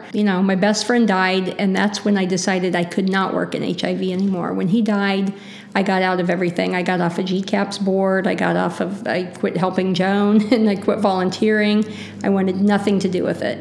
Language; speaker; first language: English; native; English